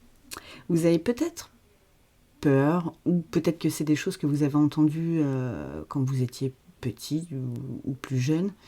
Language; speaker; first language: French; native; French